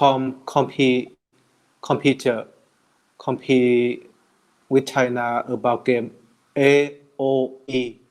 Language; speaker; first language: English; non-native, learner; Vietnamese